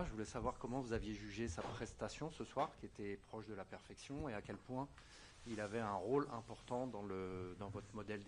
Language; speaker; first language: French; native; French